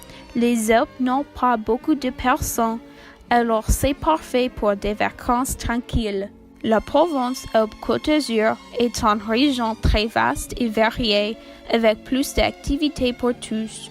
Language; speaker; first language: French; non-native, learner; English